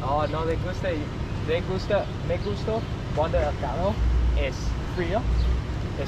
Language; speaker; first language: Spanish; non-native, learner; English